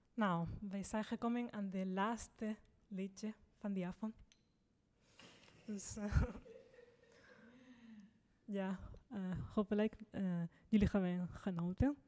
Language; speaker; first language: Dutch; non-native, fluent; Spanish